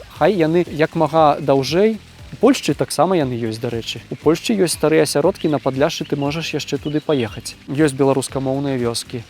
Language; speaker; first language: Belarusian; native; Belarusian